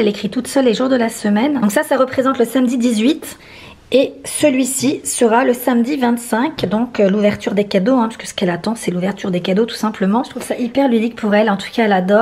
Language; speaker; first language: French; native; French